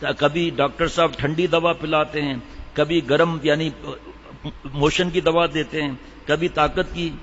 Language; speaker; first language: Urdu; native; Urdu